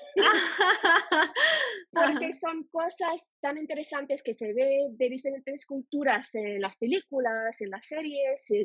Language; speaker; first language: Spanish; non-native, fluent; English